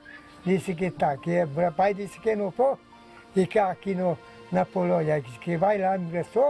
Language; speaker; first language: Portuguese; non-native, local second language; Polish